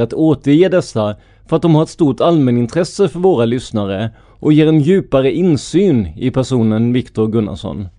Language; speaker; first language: Swedish; native; Swedish